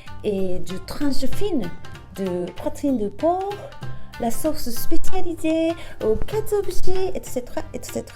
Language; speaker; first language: French; non-native, fluent; Japanese